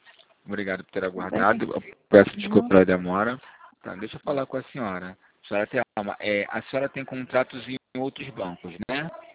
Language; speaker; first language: Portuguese; native; Portuguese